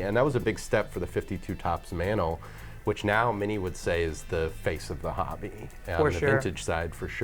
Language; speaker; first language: English; native; English